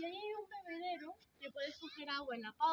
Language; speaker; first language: Spanish; early bilingual, heritage; Spanish